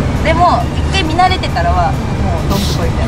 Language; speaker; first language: Japanese; native; Japanese